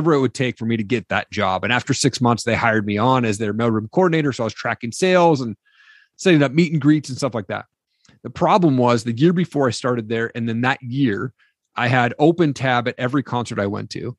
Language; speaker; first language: English; native; English